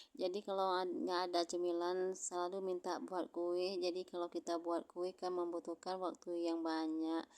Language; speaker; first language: Indonesian; non-native, local second language; Achinese